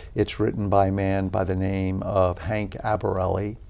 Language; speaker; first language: English; native; English